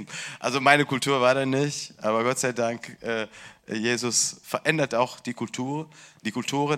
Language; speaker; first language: German; non-native, learner; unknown